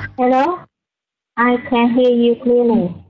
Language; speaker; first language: English; non-native, learner; Vietnamese